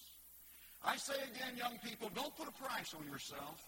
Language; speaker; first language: English; native; English